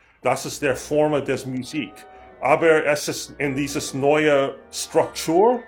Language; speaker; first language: German; non-native, learner; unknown